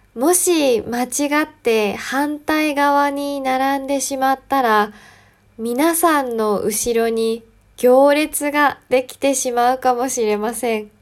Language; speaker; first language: Japanese; native; Japanese